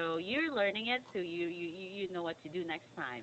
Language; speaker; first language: English; non-native, fluent; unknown